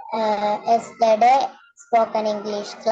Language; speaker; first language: English; non-native, learner; Malayalam